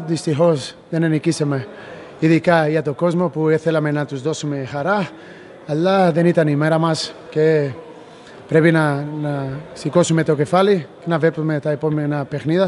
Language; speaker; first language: Greek; non-native, learner; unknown